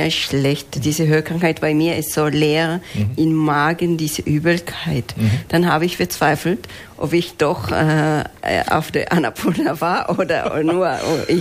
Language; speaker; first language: German; non-native, fluent; Spanish